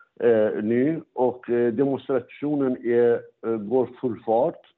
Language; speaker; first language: Swedish; non-native, fluent; Persian